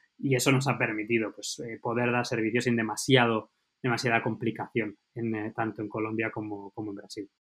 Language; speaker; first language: Spanish; native; Spanish